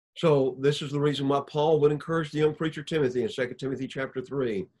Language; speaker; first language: English; native; English